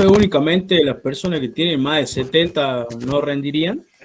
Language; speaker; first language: Spanish; native; Spanish